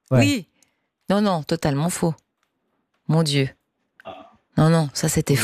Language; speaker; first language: French; native; French